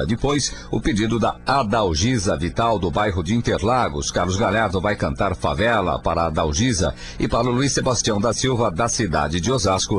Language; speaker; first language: Portuguese; native; Portuguese